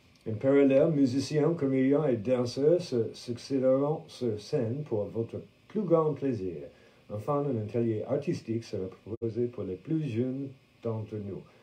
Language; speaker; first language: French; non-native, fluent; English